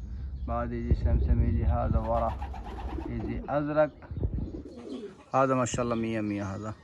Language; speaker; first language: Arabic; non-native, learner; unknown